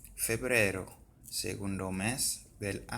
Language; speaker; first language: Spanish; non-native, fluent; Haitian Creole